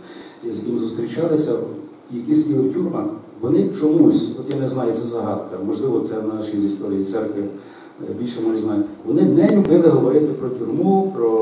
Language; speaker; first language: Ukrainian; native; Ukrainian